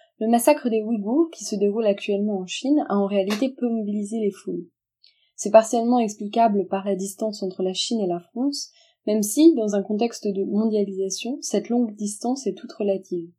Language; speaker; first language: French; native; French